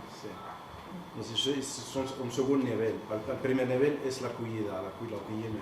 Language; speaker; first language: Catalan; non-native, fluent; Arabic